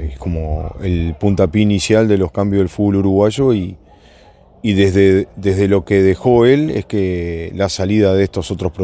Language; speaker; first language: Spanish; native; Spanish